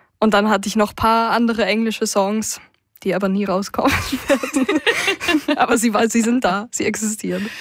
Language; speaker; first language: German; native; German